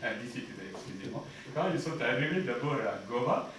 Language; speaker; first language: French; non-native, fluent; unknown